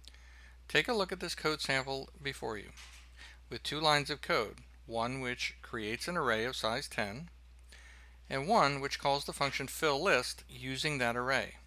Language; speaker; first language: English; native; English